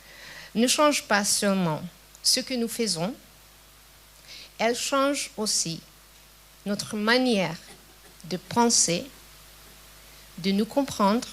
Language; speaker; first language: French; non-native, fluent; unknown